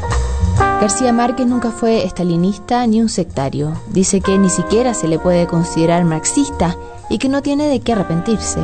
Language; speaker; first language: Spanish; native; Spanish